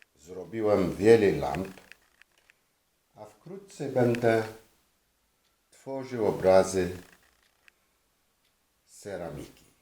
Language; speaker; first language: Polish; non-native, learner; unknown